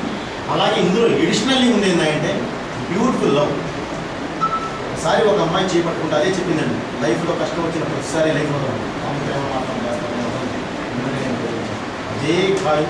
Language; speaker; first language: Telugu; native; Telugu